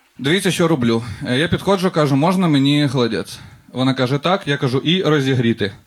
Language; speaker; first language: Ukrainian; non-native, local second language; Russian